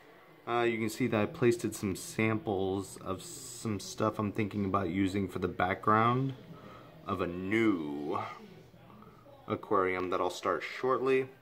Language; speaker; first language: English; native; English